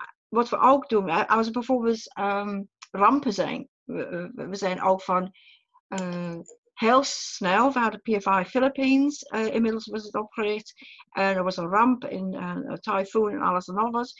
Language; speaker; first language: Dutch; non-native, fluent; English